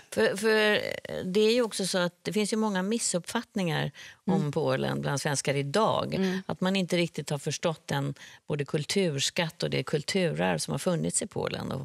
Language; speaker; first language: Swedish; native; Swedish